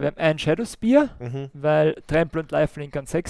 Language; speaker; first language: German; native; German